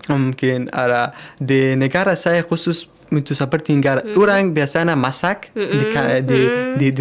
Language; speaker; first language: Indonesian; non-native, learner; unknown